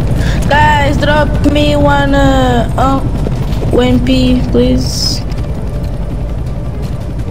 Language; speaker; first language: English; non-native, learner; Hungarian